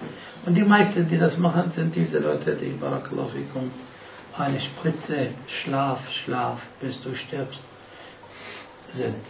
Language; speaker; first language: German; non-native, fluent; Arabic